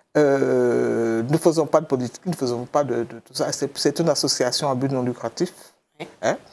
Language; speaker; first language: French; native; French